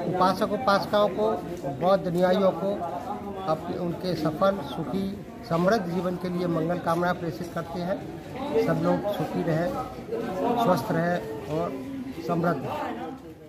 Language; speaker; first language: Hindi; native; Hindi